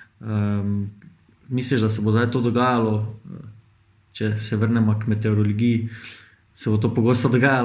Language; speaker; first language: Slovenian; native; Slovenian